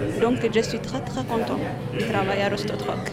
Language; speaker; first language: French; non-native, learner; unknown